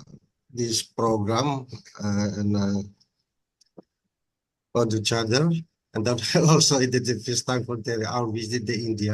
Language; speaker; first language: English; non-native, learner; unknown